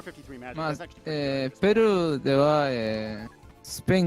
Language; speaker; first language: Japanese; non-native, learner; Spanish